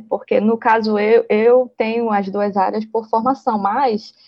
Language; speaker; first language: Portuguese; native; Portuguese